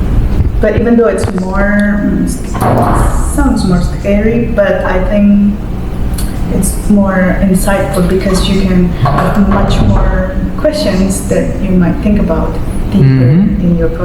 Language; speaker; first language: English; non-native, fluent; Indonesian